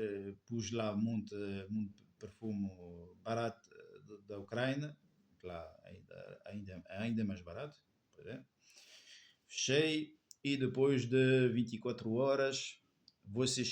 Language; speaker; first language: Portuguese; non-native, fluent; French